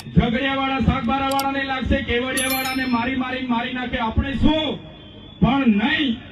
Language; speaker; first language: Gujarati; non-native, local second language; Vasavi